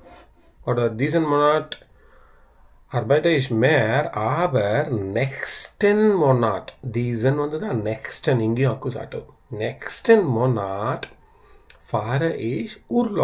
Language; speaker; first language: German; non-native, learner; Tamil